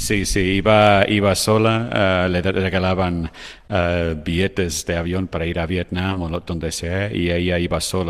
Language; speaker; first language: Spanish; non-native, fluent; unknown